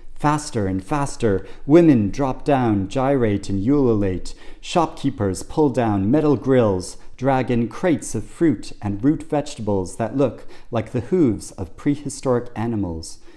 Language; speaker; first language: English; native; English